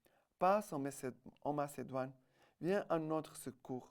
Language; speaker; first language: French; non-native, fluent; Portuguese